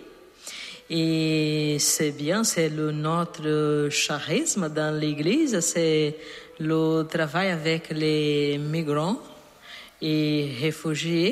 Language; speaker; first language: French; non-native, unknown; Portuguese